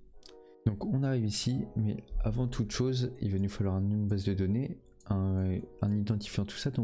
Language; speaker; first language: French; native; French